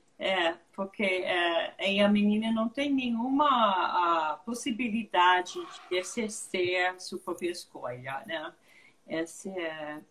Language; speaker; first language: Portuguese; non-native, fluent; English